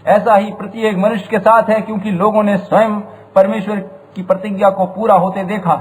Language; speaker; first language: Hindi; native; Hindi